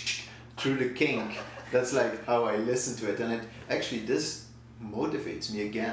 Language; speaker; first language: English; non-native, fluent; Dutch